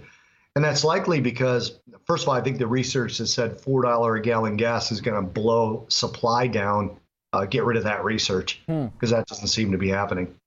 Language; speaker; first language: English; native; English